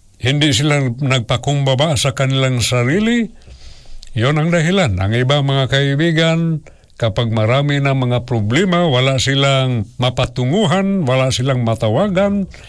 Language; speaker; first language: Filipino; non-native, local second language; Cebuano